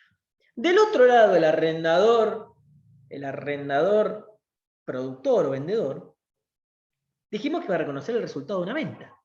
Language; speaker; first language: Spanish; native; Spanish